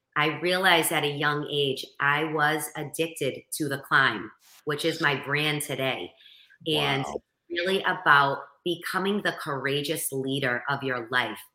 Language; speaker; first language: English; native; English